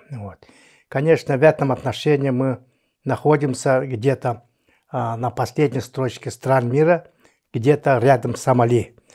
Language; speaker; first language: Russian; non-native, local second language; Yakut